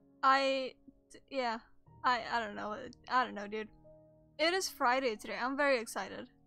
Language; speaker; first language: English; non-native, fluent; Swedish